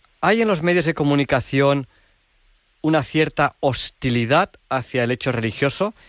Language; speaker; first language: Spanish; native; Spanish